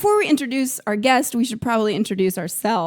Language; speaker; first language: English; native; English